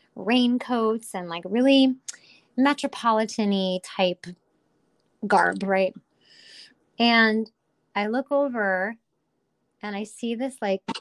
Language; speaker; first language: English; native; English